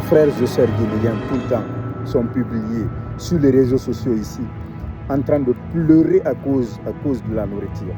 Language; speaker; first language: French; non-native, local second language; Fula